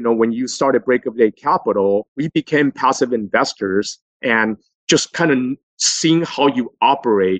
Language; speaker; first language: English; native; English